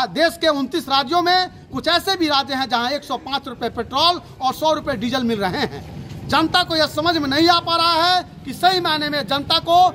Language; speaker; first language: Hindi; native; Hindi